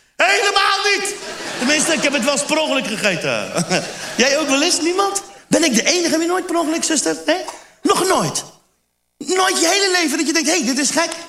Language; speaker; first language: Dutch; early bilingual, other home language; Turkish